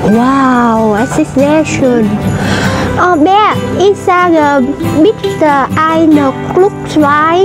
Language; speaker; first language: German; non-native, learner; Vietnamese